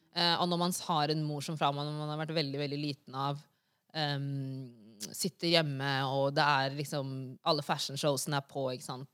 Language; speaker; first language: Norwegian; early bilingual, other home language; Wolof